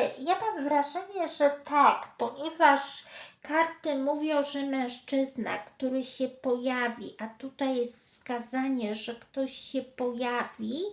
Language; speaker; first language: Polish; native; Polish